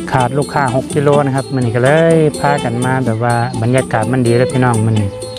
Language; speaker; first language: Thai; native; Thai